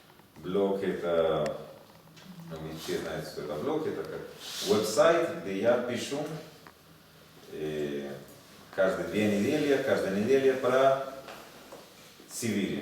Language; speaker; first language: Russian; non-native, learner; Spanish